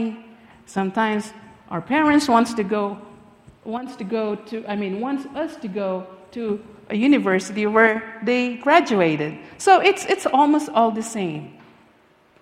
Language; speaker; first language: English; non-native, local second language; Filipino